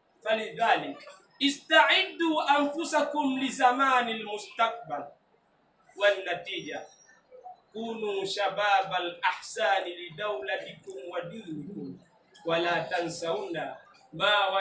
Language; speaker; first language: Arabic; non-native, learner; Achinese